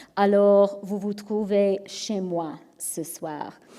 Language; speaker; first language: French; non-native, local second language; English